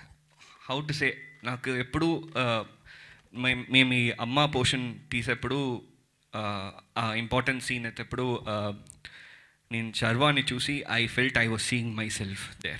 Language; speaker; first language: Telugu; early bilingual, heritage; Telugu